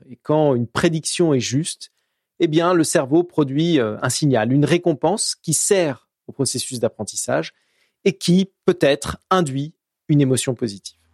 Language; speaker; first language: French; native; French